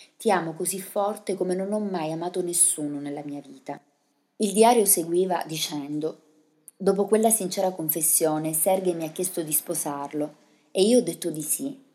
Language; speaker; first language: Italian; early bilingual, other home language; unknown